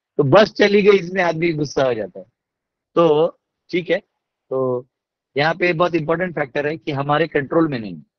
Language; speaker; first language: Hindi; non-native, local second language; Marathi